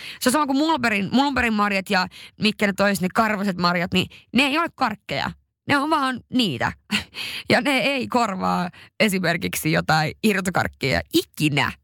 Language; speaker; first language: Finnish; native; Finnish